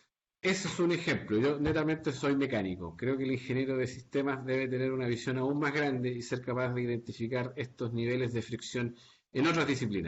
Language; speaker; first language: Spanish; native; Spanish